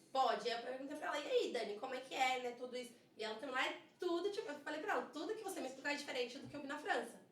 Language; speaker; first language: Portuguese; early bilingual, heritage; Portuguese